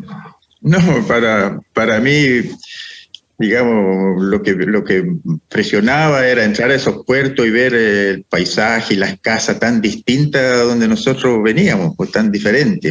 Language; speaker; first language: Spanish; early bilingual, other home language; Italian